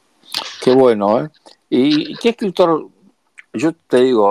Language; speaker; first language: Spanish; native; Spanish